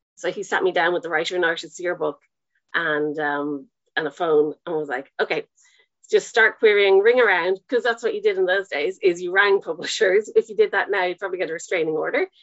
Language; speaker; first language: English; native; English